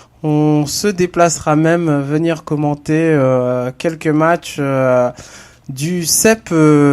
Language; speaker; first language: French; native; French